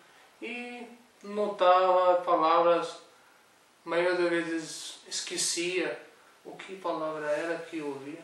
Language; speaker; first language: Portuguese; non-native, learner; Urdu